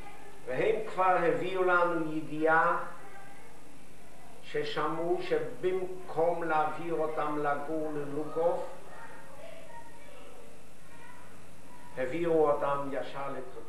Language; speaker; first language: Hebrew; non-native, fluent; Yiddish